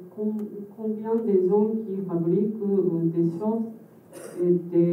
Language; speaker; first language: French; non-native, fluent; Japanese